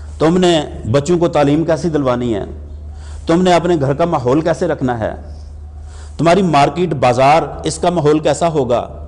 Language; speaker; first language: Urdu; non-native, local second language; Punjabi